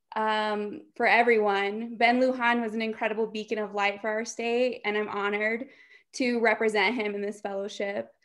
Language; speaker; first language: English; native; English